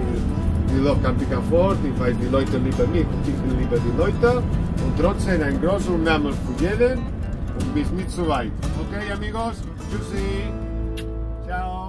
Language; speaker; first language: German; non-native, learner; Spanish